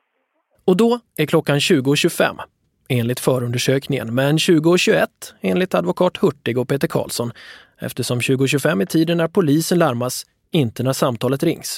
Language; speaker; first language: Swedish; native; Swedish